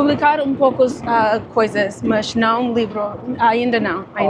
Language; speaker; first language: Portuguese; non-native, learner; English